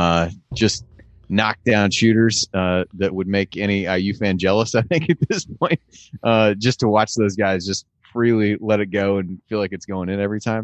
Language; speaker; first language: English; native; English